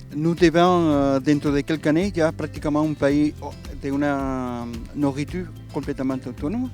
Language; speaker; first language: French; non-native, learner; Spanish